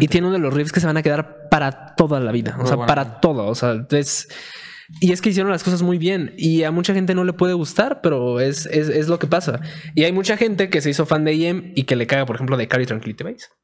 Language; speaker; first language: Spanish; native; Spanish